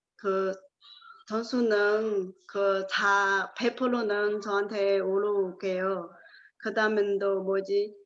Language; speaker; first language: Korean; non-native, learner; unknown